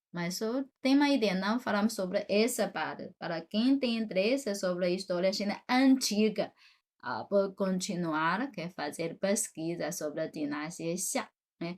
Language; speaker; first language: Portuguese; non-native, fluent; Chinese